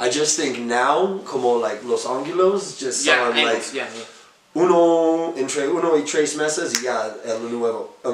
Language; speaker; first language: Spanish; non-native, learner; English